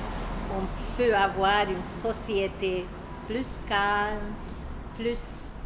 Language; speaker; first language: French; non-native, learner; Hungarian